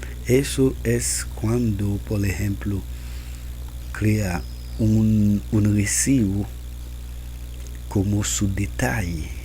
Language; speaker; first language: Spanish; non-native, learner; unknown